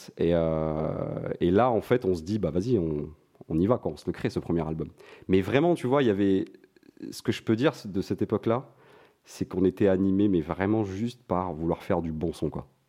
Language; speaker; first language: French; non-native, local second language; Arabic